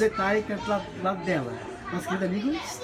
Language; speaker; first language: Portuguese; native; Portuguese